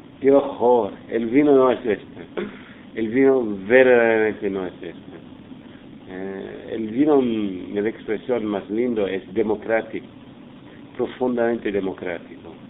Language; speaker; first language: Spanish; non-native, fluent; English